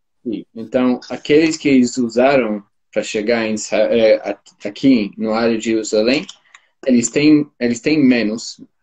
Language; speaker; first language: Portuguese; non-native, fluent; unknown